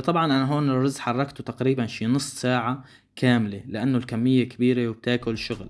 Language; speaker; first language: Arabic; native; Arabic